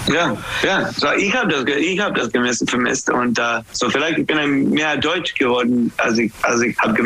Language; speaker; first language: German; non-native, fluent; English